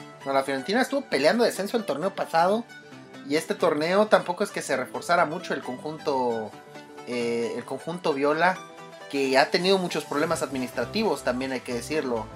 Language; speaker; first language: Spanish; native; Spanish